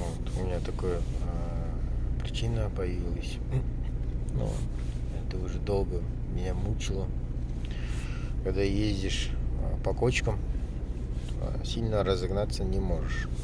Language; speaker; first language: Russian; non-native, local second language; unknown